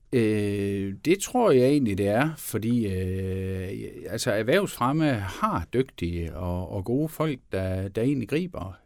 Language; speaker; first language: Danish; native; Danish